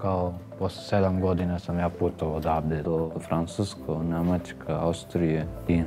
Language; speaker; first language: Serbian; non-native, local second language; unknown